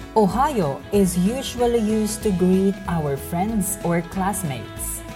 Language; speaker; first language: English; non-native, local second language; Cebuano